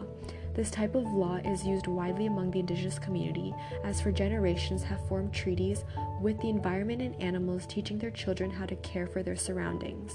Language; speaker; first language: English; native; English